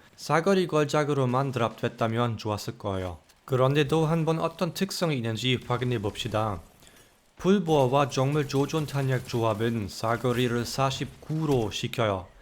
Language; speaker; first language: Korean; non-native, fluent; German